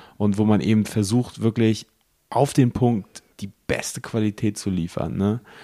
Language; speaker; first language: German; native; German